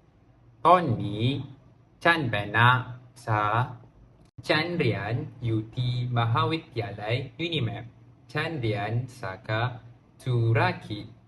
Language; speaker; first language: Thai; non-native, learner; Malay